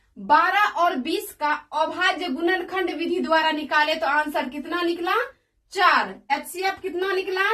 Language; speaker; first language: Hindi; native; Hindi